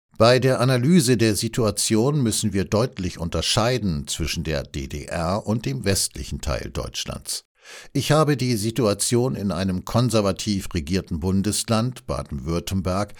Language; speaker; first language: German; native; German